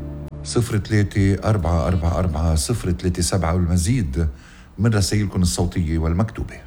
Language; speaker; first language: Arabic; native; Arabic